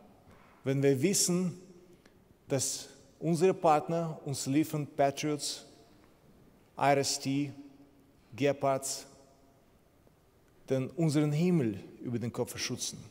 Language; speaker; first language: German; non-native, fluent; Ukrainian